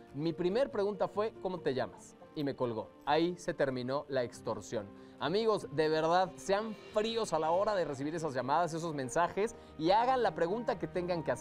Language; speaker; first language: Spanish; native; Spanish